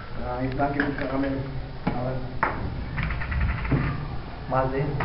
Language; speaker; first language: German; non-native, learner; Spanish